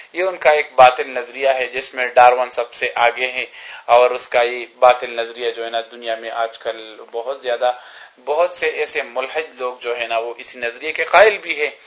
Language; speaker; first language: Urdu; non-native, local second language; Pashto